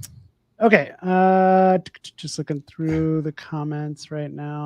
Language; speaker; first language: English; native; English